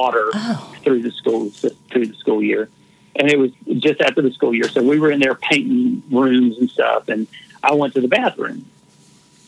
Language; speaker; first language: English; native; English